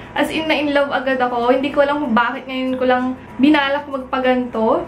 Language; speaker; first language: Filipino; native; Filipino